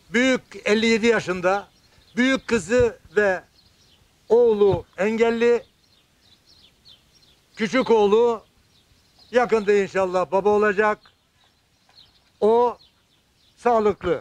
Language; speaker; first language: Turkish; native; Turkish